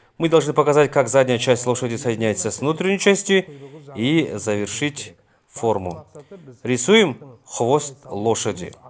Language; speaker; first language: Russian; non-native, local second language; Kazakh